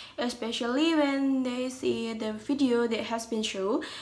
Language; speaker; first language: English; non-native, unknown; Indonesian